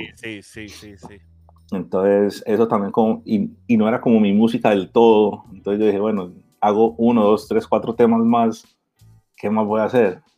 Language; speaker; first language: Spanish; early bilingual, heritage; Spanish